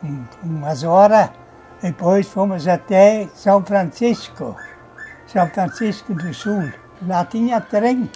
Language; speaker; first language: Portuguese; non-native, fluent; German